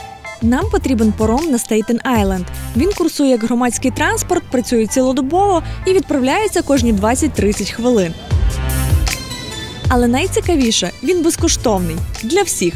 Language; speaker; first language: Ukrainian; native; Ukrainian